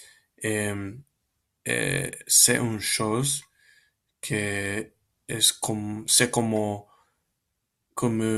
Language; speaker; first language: French; non-native, learner; Spanish